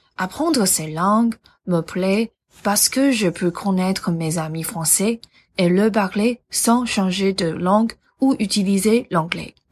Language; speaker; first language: French; non-native, learner; Chinese